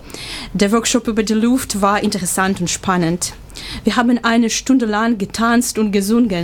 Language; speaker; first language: German; non-native, learner; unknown